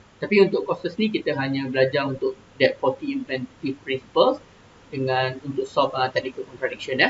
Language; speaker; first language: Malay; native; Malay